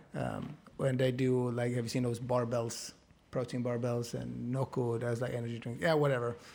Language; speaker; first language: English; non-native, fluent; Swedish